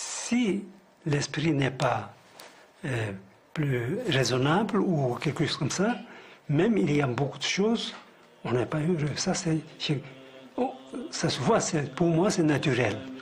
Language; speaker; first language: French; non-native, fluent; Tibetan